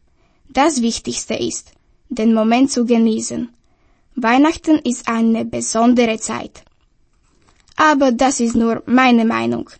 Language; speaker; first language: German; non-native, fluent; Slovak